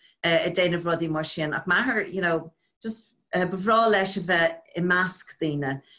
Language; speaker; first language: Irish; non-native, local second language; English